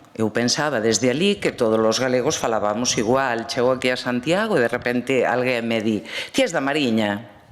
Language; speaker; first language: Galician; native; Galician